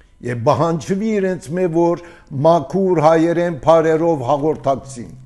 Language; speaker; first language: Armenian; early bilingual, heritage; Armenian